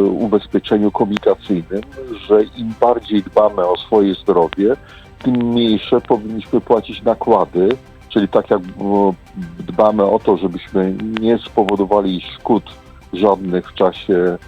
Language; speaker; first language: Polish; native; Polish